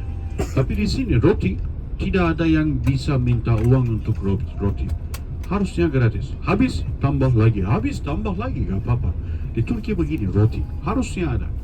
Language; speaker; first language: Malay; non-native, fluent; Turkish